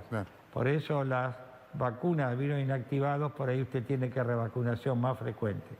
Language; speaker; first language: Spanish; native; Spanish